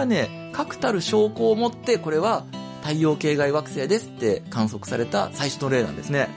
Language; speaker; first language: Japanese; native; Japanese